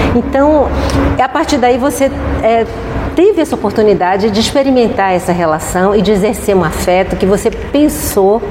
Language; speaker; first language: Portuguese; native; Portuguese